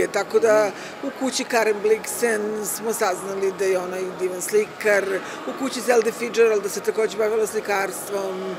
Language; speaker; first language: Serbian; native; Serbian